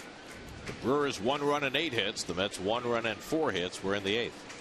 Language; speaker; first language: English; native; English